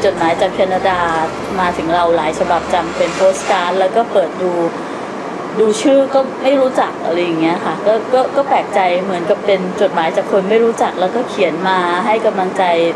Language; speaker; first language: Thai; native; Thai